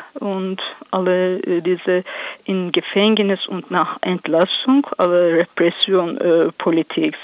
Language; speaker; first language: German; non-native, learner; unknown